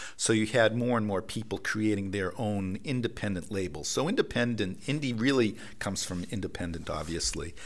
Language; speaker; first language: English; native; English